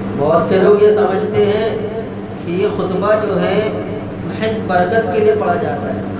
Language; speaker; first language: Urdu; native; Urdu